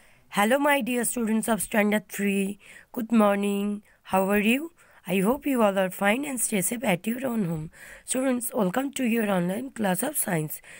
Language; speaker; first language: English; non-native, local second language; Bangla